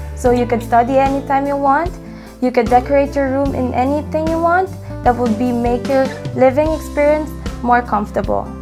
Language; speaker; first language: English; non-native, local second language; Filipino